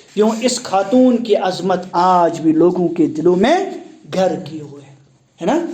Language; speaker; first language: Urdu; non-native, local second language; Kashmiri